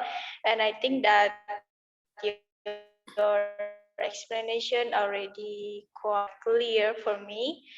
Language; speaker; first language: English; non-native, learner; Indonesian